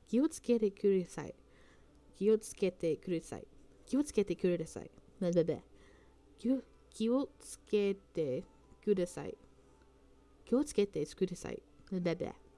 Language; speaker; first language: Japanese; non-native, learner; English